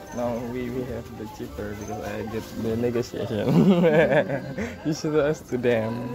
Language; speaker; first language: English; non-native, learner; Indonesian